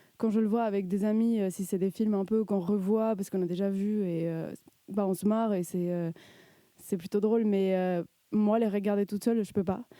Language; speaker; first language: French; early bilingual, other home language; Spanish